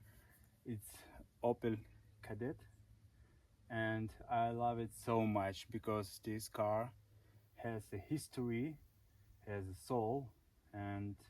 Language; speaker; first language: English; non-native, learner; Ukrainian